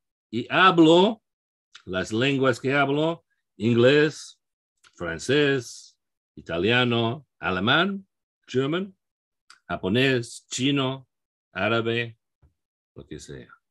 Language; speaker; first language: Spanish; non-native, fluent; English